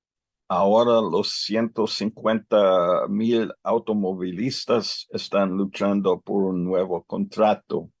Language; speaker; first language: Spanish; non-native, learner; English